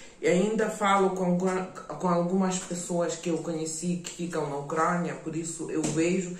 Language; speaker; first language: Portuguese; non-native, fluent; Ukrainian